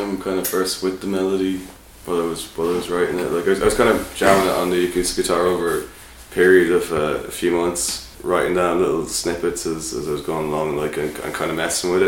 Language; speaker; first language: English; native; English